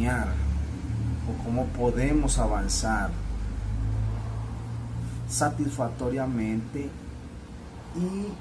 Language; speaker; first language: Portuguese; non-native, learner; Spanish